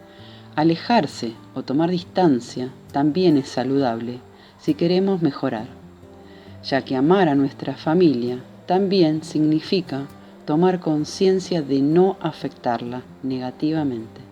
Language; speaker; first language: Spanish; native; Spanish